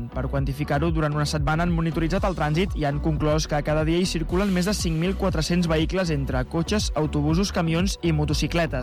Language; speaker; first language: Catalan; native; Catalan